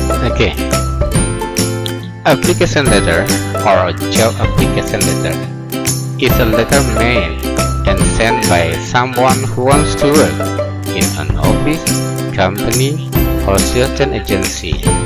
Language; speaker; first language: English; non-native, fluent; Indonesian